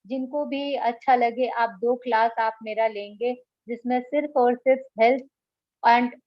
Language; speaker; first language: Hindi; non-native, local second language; Bangla